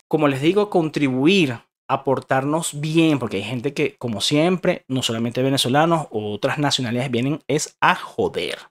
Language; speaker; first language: Spanish; native; Spanish